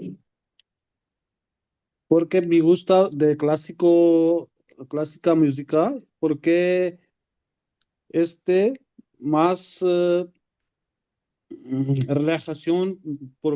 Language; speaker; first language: Spanish; non-native, learner; Urdu